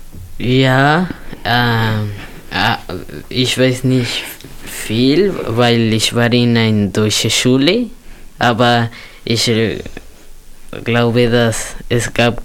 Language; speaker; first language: German; early bilingual, other home language; Spanish